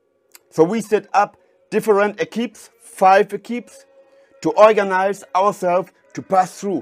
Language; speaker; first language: English; non-native, fluent; German